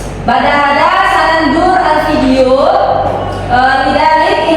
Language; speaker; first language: Arabic; non-native, learner; Indonesian